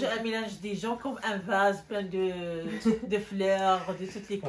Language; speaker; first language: French; non-native, local second language; Arabic